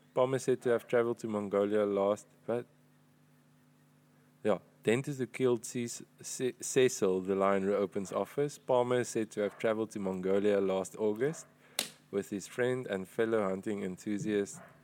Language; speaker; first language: English; non-native, local second language; Afrikaans